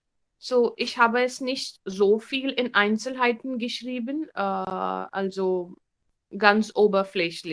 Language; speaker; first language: German; non-native, fluent; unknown